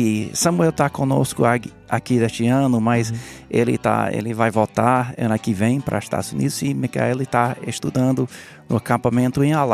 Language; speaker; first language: Portuguese; non-native, learner; English